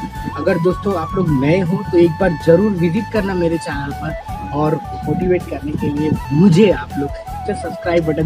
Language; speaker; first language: Hindi; native; Hindi